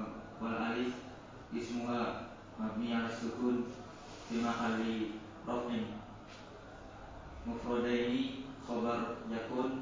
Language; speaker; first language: Arabic; non-native, learner; Indonesian